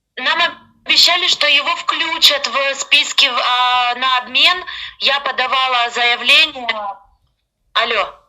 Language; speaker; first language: Russian; native; Russian